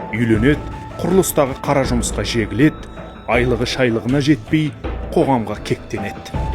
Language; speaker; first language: Kazakh; native; Kazakh